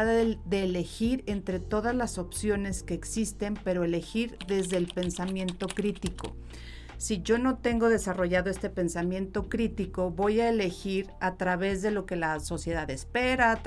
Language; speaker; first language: Spanish; native; Spanish